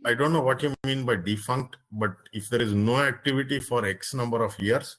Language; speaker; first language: English; non-native, local second language; Kannada